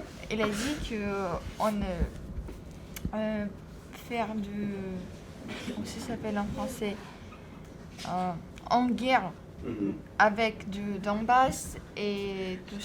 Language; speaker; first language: French; non-native, learner; Romanian